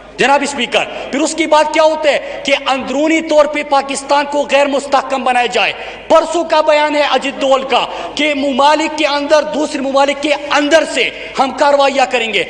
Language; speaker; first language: Urdu; non-native, local second language; Pashto